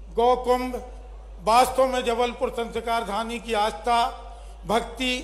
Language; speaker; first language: Hindi; native; Hindi